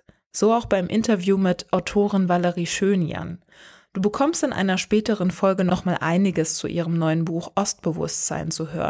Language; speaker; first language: German; native; German